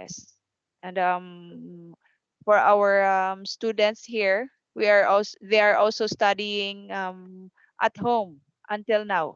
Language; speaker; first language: English; non-native, fluent; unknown